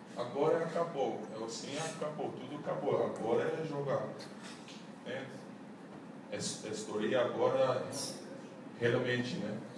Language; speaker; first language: Portuguese; non-native, learner; English